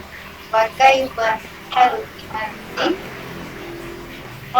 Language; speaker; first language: Arabic; non-native, learner; Indonesian